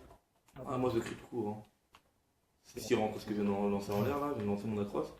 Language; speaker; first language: French; native; French